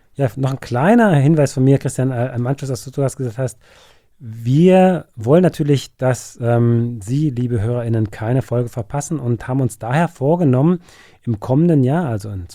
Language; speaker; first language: German; native; German